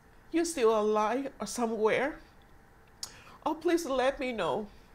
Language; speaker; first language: English; non-native, learner; Vietnamese